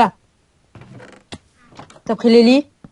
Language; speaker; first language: French; native; French